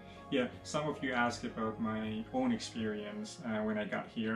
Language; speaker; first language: English; non-native, fluent; Indonesian